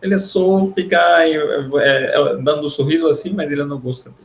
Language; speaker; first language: Portuguese; non-native, learner; Arabic